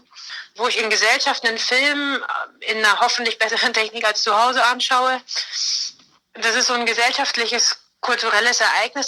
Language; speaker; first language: German; native; German